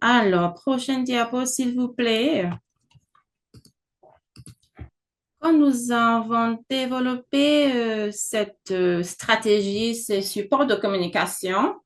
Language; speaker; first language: French; non-native, fluent; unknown